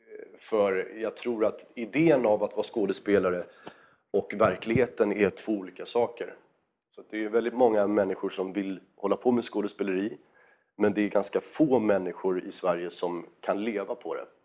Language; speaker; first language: Swedish; native; Swedish